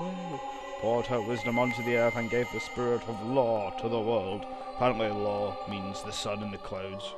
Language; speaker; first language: English; native; English